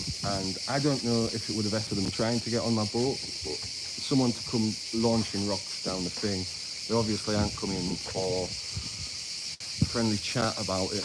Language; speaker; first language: English; native; English